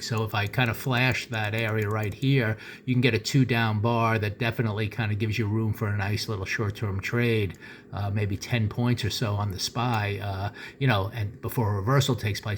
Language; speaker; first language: English; native; English